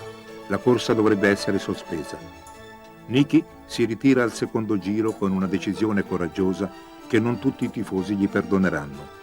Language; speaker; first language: Italian; native; Italian